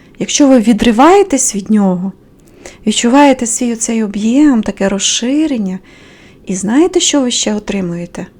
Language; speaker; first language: Ukrainian; native; Ukrainian